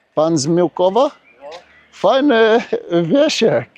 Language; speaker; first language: Polish; early bilingual, heritage; Polish